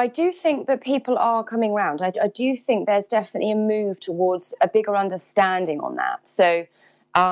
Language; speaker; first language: English; native; English